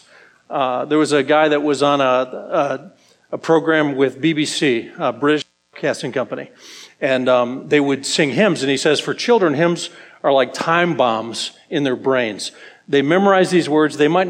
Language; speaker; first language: English; native; English